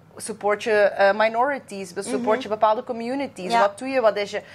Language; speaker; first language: Dutch; native; Dutch